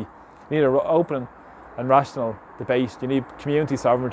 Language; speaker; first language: English; native; English